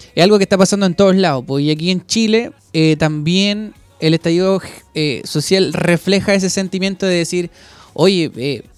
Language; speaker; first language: Spanish; native; Spanish